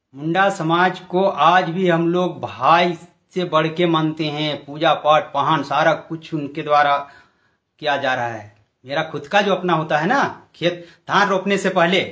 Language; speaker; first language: Hindi; non-native, local second language; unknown